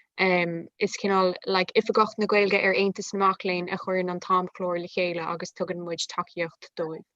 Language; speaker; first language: Irish; non-native, local second language; English